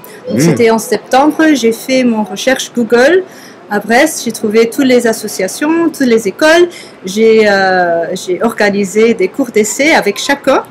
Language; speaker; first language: French; non-native, fluent; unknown